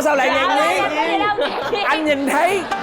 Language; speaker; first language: Vietnamese; native; Vietnamese